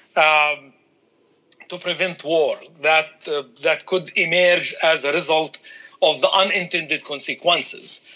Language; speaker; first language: English; non-native, fluent; Arabic